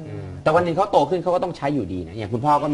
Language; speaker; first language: Thai; native; Thai